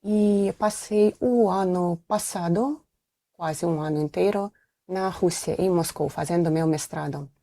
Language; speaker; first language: Portuguese; non-native, fluent; Russian